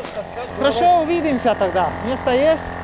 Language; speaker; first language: Russian; non-native, learner; Italian